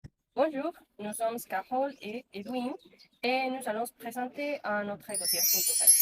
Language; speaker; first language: French; non-native, learner; Spanish